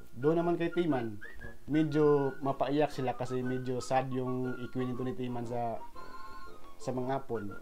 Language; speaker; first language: Filipino; non-native, local second language; Cebuano